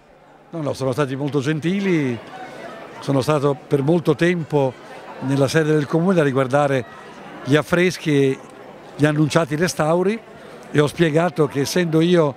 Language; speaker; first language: Italian; native; Italian